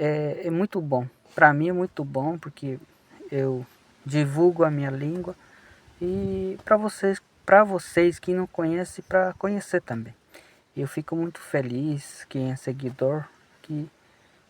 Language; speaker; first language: Portuguese; non-native, local second language; Guarani